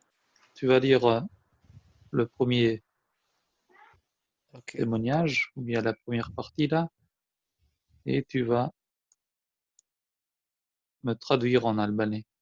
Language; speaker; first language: French; non-native, fluent; Albanian